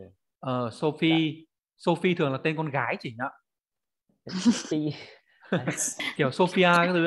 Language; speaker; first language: Vietnamese; native; Vietnamese